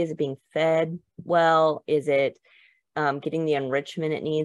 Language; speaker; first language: English; native; English